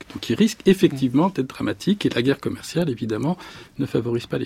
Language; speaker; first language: French; native; French